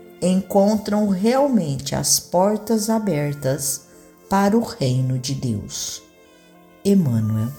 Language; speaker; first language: Portuguese; native; Portuguese